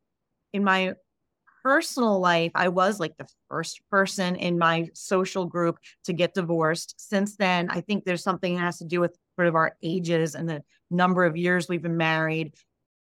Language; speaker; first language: English; native; English